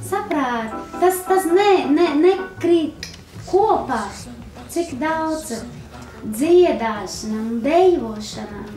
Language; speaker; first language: Latvian; non-native, learner; Portuguese